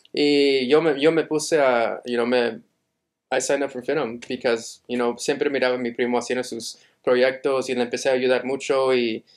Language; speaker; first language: Spanish; early bilingual, heritage; Spanish